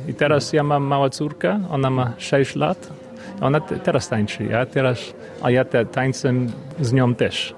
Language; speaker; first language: Polish; early bilingual, heritage; Polish